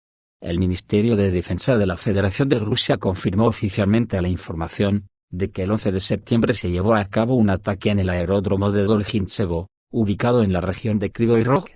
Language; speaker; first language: Spanish; native; Spanish